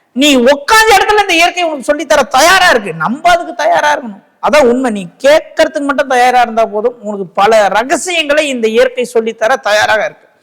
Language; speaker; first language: Tamil; native; Tamil